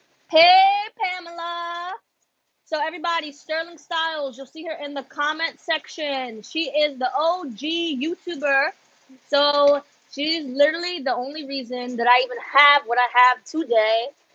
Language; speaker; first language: English; early bilingual, other home language; Spanish